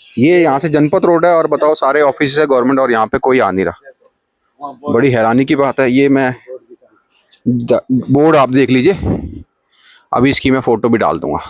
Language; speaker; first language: Hindi; native; Hindi